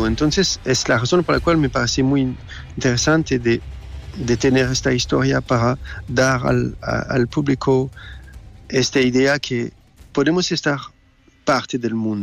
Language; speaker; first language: Spanish; non-native, learner; French